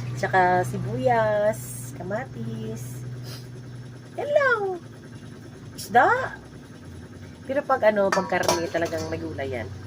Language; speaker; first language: Filipino; native; Filipino